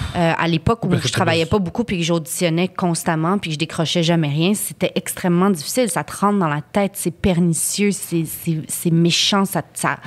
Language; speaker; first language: French; native; French